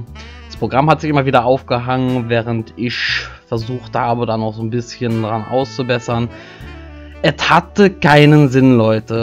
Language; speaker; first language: German; native; German